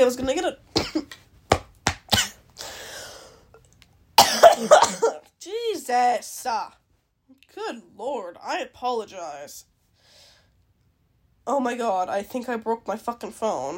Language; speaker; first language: English; native; English